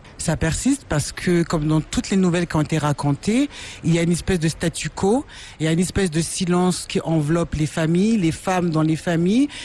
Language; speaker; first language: French; non-native, local second language; Lingala